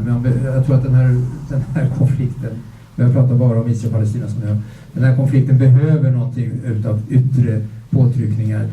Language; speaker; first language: Swedish; native; Swedish